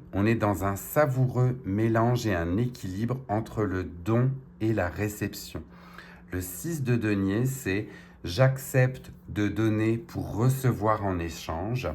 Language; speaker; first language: French; native; French